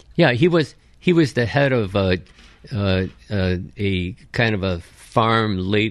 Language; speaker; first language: English; early bilingual, other home language; Japanese